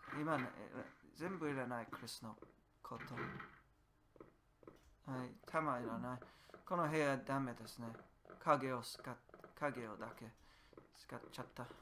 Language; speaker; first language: Japanese; non-native, learner; English